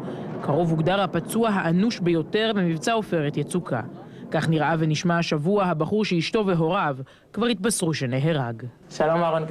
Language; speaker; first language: Hebrew; native; Hebrew